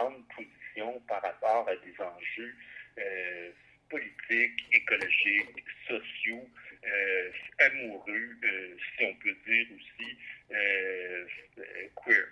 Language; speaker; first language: French; native; French